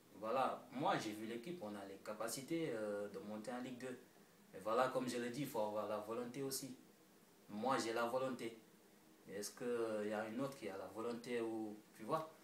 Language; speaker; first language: French; non-native, local second language; Wolof